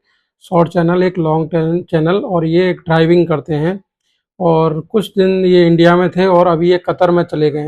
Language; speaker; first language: Hindi; native; Hindi